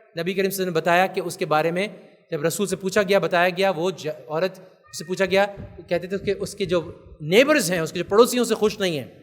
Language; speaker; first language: Urdu; native; Urdu